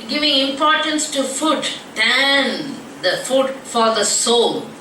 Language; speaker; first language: English; non-native, local second language; Tamil